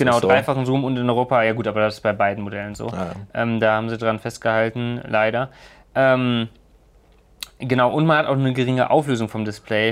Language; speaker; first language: German; native; German